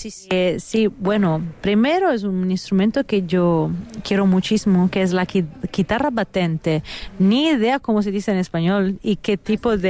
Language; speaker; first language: Spanish; non-native, fluent; Italian